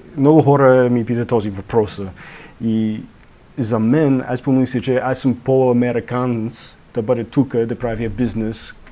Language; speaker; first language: Bulgarian; non-native, learner; English